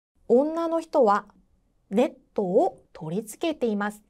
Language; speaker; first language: Japanese; non-native, fluent; Korean